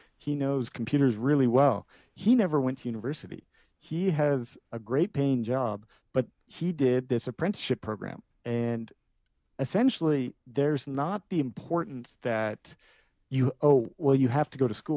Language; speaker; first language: English; native; English